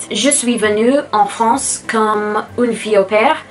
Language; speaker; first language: French; non-native, learner; English